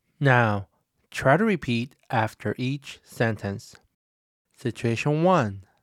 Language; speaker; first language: English; native; English